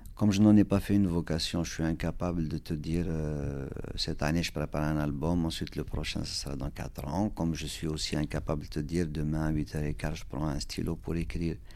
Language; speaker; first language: French; non-native, local second language; Kabyle